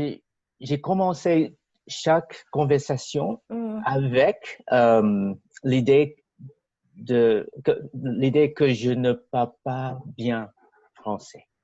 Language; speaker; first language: French; non-native, fluent; English